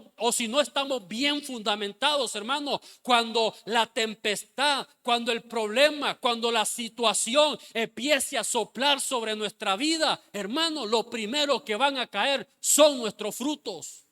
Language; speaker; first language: Spanish; native; Spanish